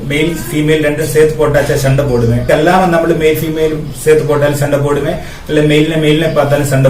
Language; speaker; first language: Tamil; non-native, learner; Malayalam